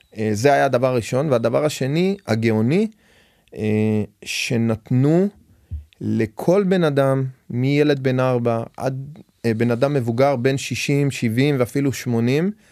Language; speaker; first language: Hebrew; native; Hebrew